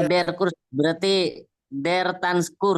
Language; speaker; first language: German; non-native, learner; Indonesian